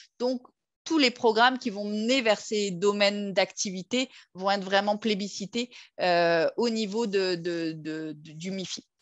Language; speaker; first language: French; native; French